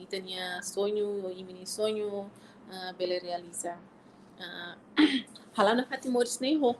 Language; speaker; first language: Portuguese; non-native, local second language; Tetum